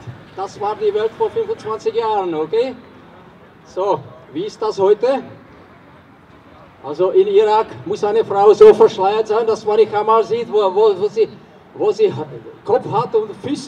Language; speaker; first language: German; non-native, fluent; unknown